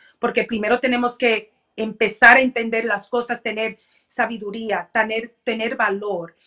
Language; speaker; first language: Spanish; early bilingual, heritage; Spanish